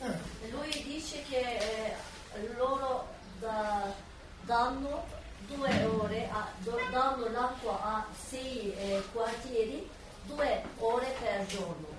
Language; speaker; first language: Italian; non-native, learner; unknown